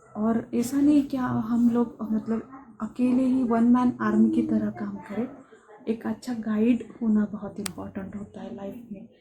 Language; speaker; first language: Hindi; non-native, local second language; Marathi